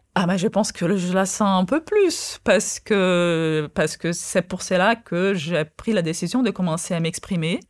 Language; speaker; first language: French; non-native, fluent; Portuguese